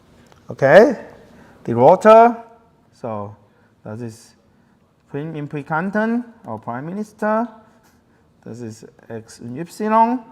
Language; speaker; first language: German; non-native, learner; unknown